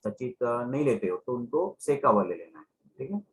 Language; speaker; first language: Hindi; non-native, local second language; Gujarati